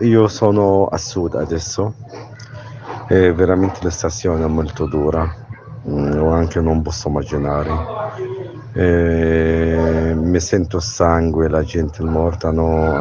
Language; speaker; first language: Italian; non-native, learner; Arabic